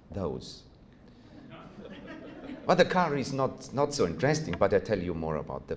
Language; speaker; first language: English; non-native, fluent; German